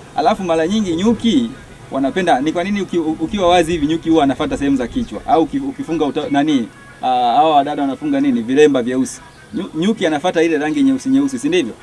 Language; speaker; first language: Swahili; native; Swahili